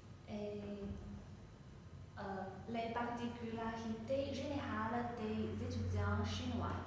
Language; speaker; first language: French; non-native, learner; Chinese